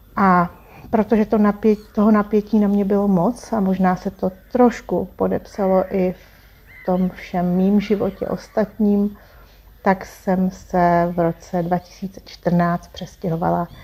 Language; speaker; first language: Czech; native; Czech